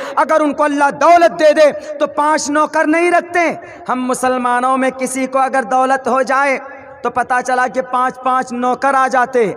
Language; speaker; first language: Urdu; native; Urdu